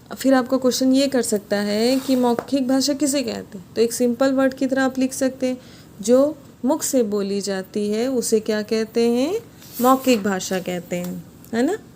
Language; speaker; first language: Hindi; native; Hindi